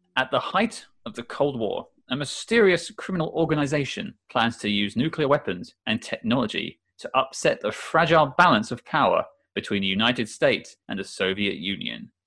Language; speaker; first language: English; native; English